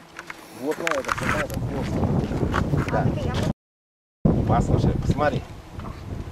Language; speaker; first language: Russian; native; Russian